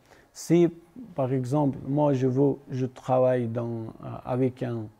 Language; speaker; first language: French; non-native, learner; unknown